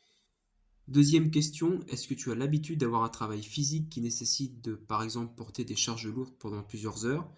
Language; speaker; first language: French; native; French